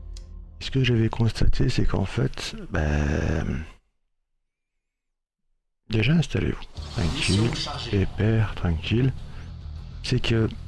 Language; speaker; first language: French; native; French